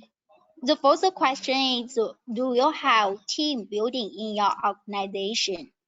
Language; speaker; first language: English; non-native, learner; Chinese